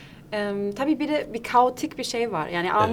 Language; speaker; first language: Turkish; non-native, fluent; German